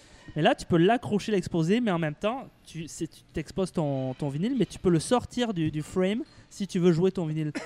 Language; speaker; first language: French; native; French